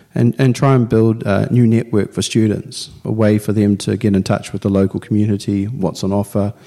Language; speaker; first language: English; native; English